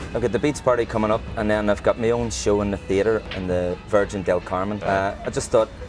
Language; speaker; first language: English; native; English